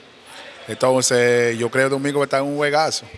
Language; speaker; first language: Spanish; non-native, learner; English